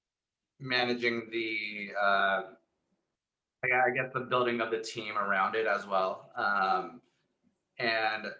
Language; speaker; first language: English; native; English